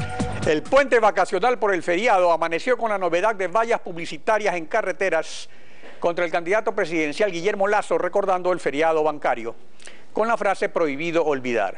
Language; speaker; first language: Spanish; native; Spanish